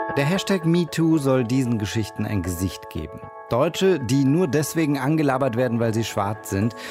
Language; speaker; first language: German; native; German